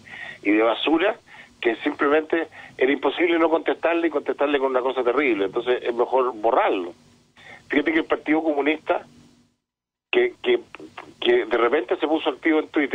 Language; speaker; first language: Spanish; native; Spanish